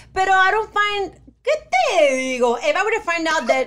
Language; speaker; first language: English; early bilingual, other home language; Spanish